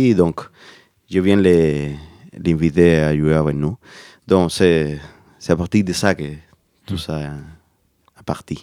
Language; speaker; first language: French; non-native, learner; Spanish